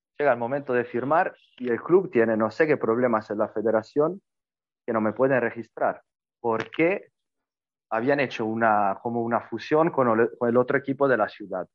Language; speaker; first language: Spanish; non-native, fluent; Italian